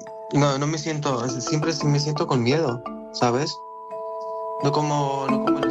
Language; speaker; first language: Spanish; non-native, learner; Arabic